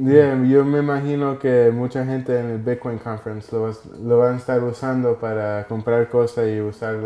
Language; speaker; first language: Spanish; early bilingual, heritage; Spanish